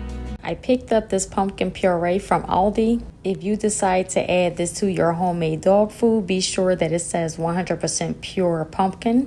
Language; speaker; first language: English; native; English